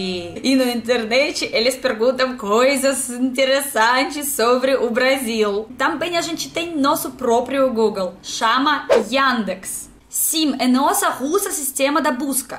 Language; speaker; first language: Portuguese; non-native, learner; Russian